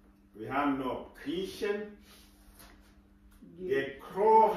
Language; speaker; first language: German; non-native, fluent; French